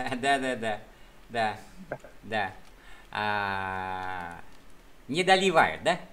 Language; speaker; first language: Russian; non-native, fluent; Vietnamese